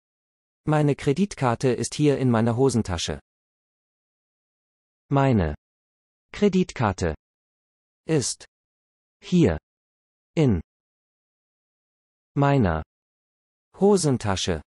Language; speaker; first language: German; non-native, learner; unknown